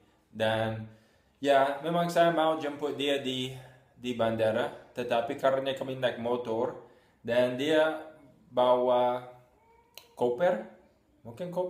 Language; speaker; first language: Indonesian; non-native, fluent; English